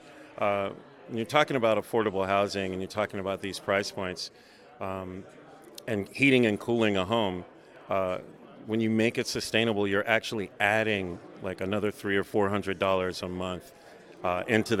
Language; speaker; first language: English; native; English